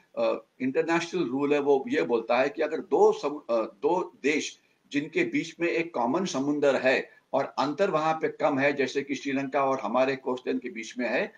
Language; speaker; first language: Hindi; non-native, local second language; Marathi